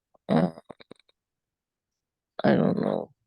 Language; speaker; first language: English; non-native, learner; Spanish